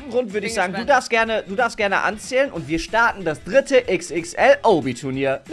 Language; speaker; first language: German; native; German